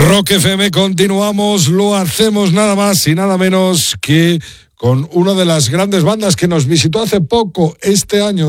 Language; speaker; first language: Spanish; native; Spanish